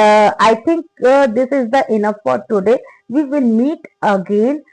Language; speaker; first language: English; non-native, learner; Hindi